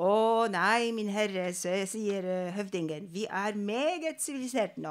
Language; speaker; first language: Norwegian; non-native, fluent; Polish